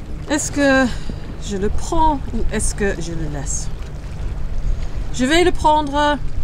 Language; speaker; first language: French; non-native, learner; English